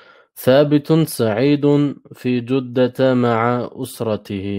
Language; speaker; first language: Arabic; non-native, learner; German